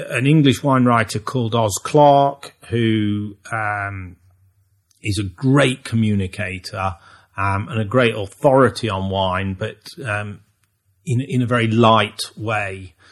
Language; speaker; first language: English; native; English